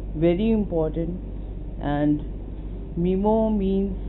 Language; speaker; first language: English; non-native, local second language; Punjabi